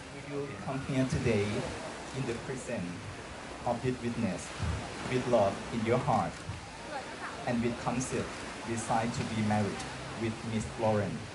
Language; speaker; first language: English; non-native, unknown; Thai